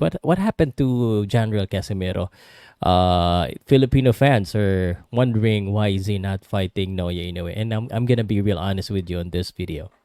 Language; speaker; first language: English; non-native, local second language; Filipino